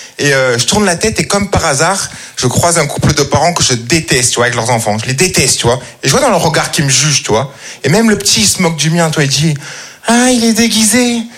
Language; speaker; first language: French; native; French